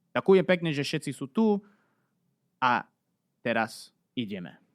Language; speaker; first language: Slovak; early bilingual, heritage; Slovak